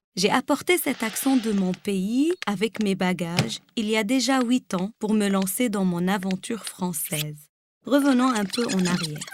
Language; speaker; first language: French; non-native, local second language; Arabic